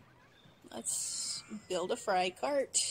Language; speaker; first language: English; native; English